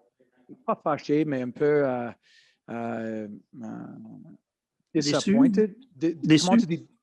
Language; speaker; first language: French; non-native, learner; English